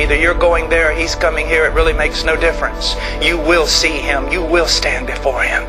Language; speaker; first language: English; native; English